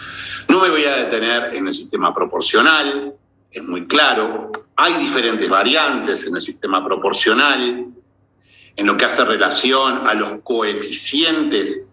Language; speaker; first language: Spanish; native; Spanish